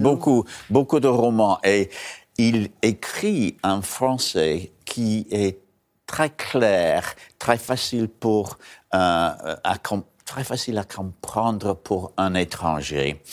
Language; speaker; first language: French; non-native, learner; English